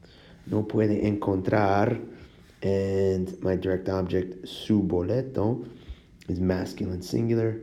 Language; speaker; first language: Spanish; non-native, fluent; English